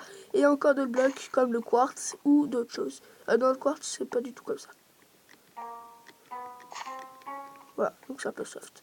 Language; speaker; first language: French; native; French